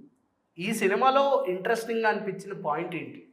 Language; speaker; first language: Telugu; native; Telugu